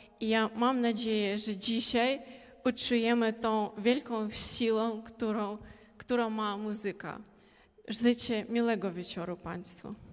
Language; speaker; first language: Polish; non-native, local second language; Ukrainian